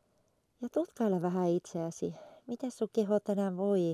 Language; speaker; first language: Finnish; native; Finnish